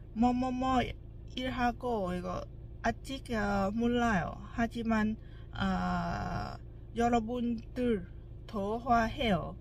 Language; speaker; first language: Korean; non-native, learner; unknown